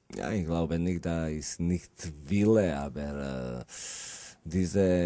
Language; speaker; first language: German; non-native, learner; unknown